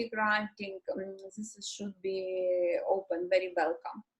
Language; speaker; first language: English; non-native, learner; Ukrainian